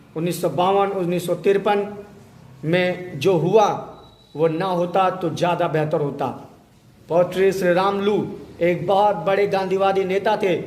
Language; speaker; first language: Hindi; native; Hindi